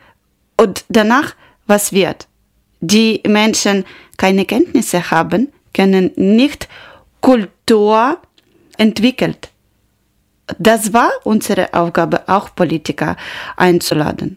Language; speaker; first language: German; non-native, learner; Ukrainian